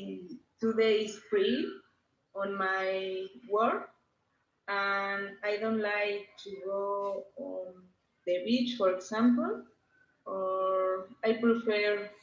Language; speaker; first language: English; non-native, learner; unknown